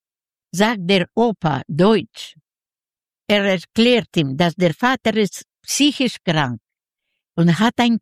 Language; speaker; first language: German; non-native, learner; Yiddish